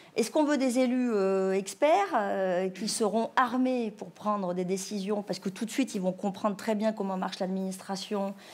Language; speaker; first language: French; native; French